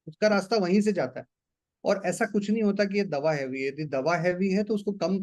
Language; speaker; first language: Hindi; native; Hindi